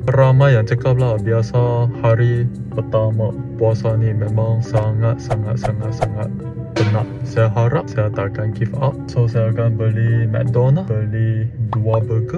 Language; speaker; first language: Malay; non-native, local second language; Chinese